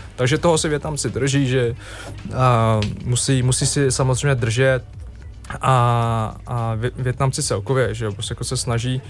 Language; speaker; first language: Czech; early bilingual, other home language; Vietnamese